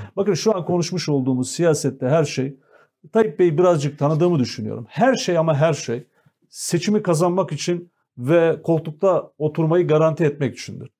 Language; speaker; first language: Turkish; native; Turkish